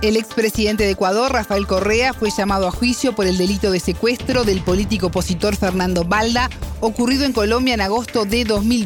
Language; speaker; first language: Spanish; native; Spanish